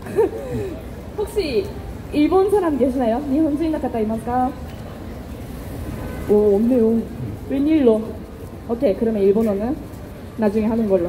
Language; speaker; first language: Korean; non-native, fluent; Japanese